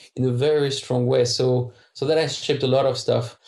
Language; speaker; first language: English; non-native, fluent; French